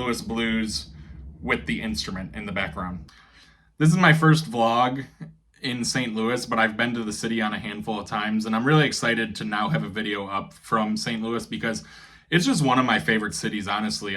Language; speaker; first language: English; native; English